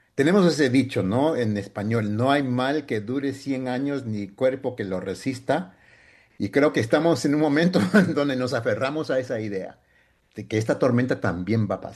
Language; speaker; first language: Spanish; early bilingual, heritage; Spanish